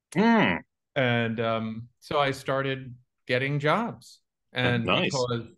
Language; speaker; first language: English; native; English